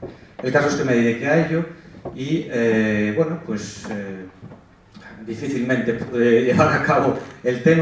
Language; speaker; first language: Spanish; native; Spanish